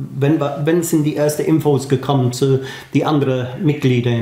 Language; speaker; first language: German; non-native, fluent; English